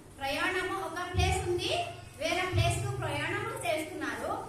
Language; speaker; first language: Telugu; non-native, learner; Odia